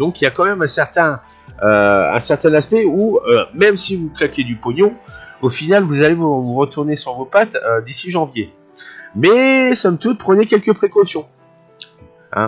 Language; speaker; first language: French; native; French